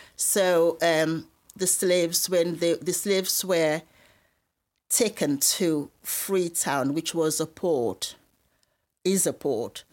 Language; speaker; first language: English; non-native, local second language; Krio